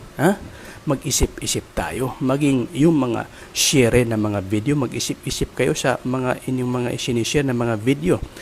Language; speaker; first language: Filipino; non-native, local second language; Maranao